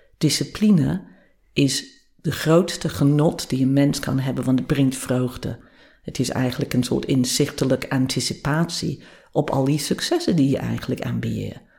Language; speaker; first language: Dutch; non-native, fluent; English